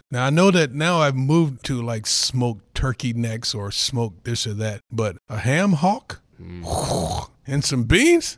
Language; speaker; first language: English; native; English